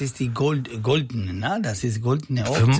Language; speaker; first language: German; non-native, learner; Italian